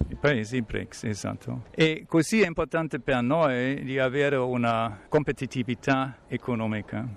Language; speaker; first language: Italian; non-native, fluent; German